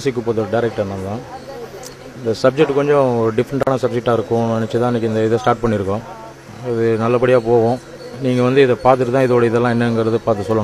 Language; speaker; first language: Tamil; native; Tamil